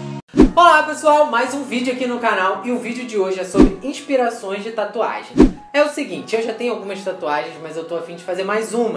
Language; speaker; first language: Portuguese; native; Portuguese